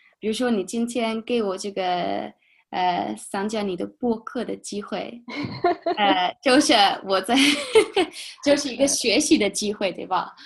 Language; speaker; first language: Chinese; non-native, fluent; English